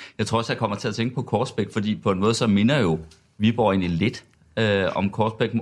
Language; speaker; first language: Danish; native; Danish